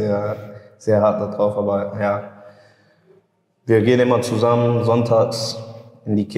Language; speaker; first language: German; early bilingual, heritage; English